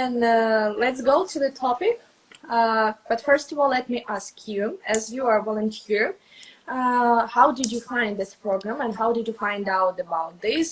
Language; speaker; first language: English; non-native, fluent; Russian